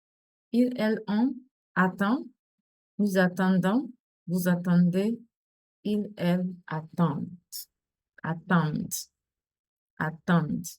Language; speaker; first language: French; non-native, fluent; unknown